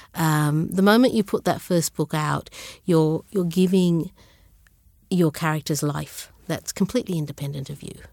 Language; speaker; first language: English; early bilingual, other home language; Sinhala